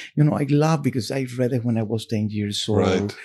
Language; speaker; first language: English; non-native, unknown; Spanish